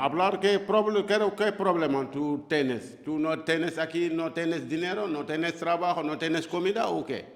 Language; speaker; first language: Spanish; non-native, learner; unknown